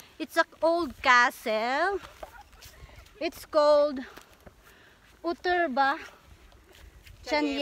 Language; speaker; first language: English; non-native, learner; Filipino